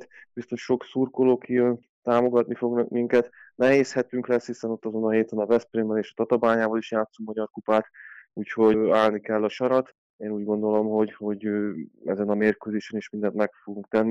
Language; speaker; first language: Hungarian; native; Hungarian